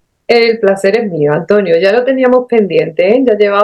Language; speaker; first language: Spanish; native; Spanish